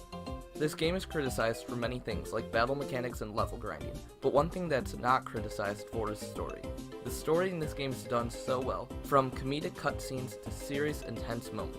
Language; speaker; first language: English; native; English